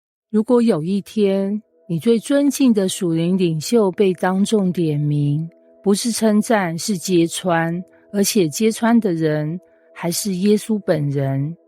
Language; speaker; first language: Chinese; native; Chinese